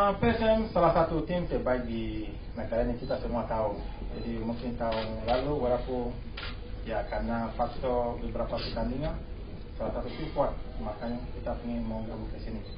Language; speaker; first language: Indonesian; non-native, fluent; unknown